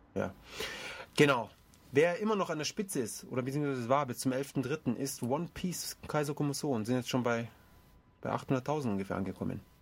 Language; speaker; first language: German; early bilingual, other home language; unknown